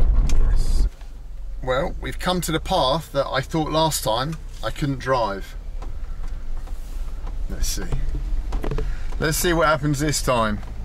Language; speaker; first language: English; native; English